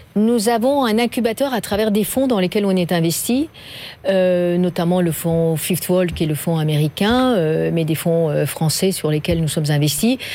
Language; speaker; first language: French; non-native, fluent; Persian